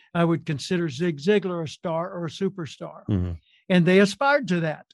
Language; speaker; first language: English; native; English